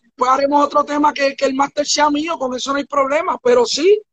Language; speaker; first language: Spanish; native; Spanish